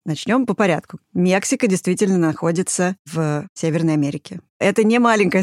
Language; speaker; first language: Russian; native; Russian